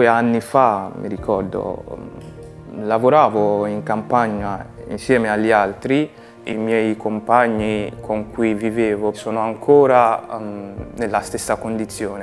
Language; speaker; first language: Italian; non-native, fluent; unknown